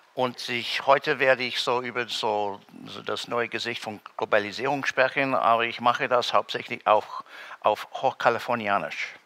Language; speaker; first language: German; non-native, fluent; English